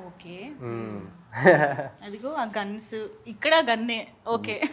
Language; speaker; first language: Telugu; native; Telugu